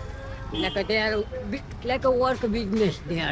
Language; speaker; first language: English; non-native, learner; Hindi